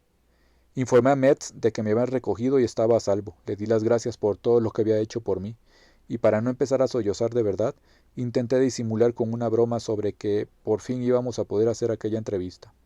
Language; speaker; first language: Spanish; native; Spanish